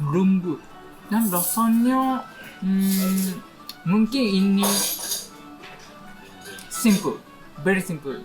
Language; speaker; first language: Indonesian; non-native, learner; Japanese